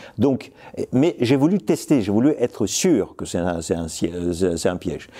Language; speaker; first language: French; non-native, fluent; Russian